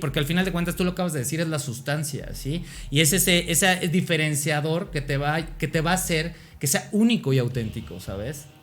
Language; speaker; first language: Spanish; native; Spanish